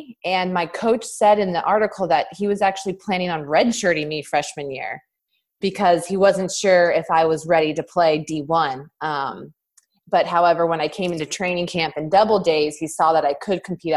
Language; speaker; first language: English; native; English